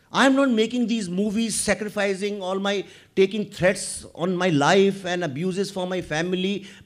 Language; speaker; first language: English; non-native, local second language; Hindi